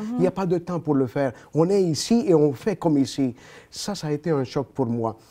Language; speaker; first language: French; non-native, fluent; Spanish